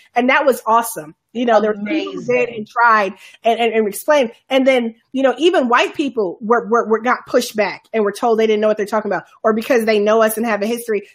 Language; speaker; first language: English; native; English